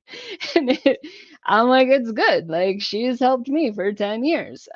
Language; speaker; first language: English; native; English